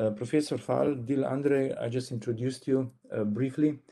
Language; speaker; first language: English; non-native, fluent; Slovenian